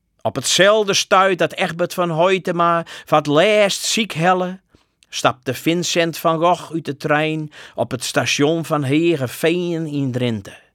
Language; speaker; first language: Dutch; native; Dutch